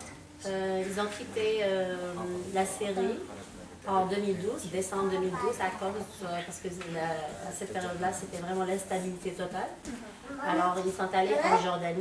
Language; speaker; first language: French; non-native, local second language; Arabic